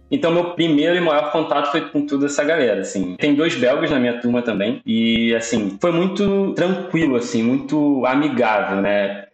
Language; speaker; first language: Portuguese; native; Portuguese